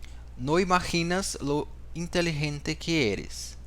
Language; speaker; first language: Spanish; non-native, fluent; Portuguese